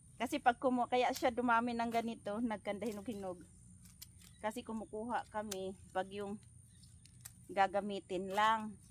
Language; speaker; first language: Filipino; non-native, local second language; Masbatenyo